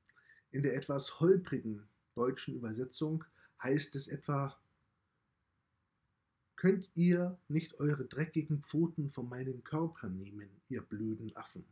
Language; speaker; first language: German; native; German